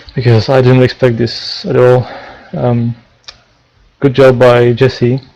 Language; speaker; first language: English; non-native, fluent; Czech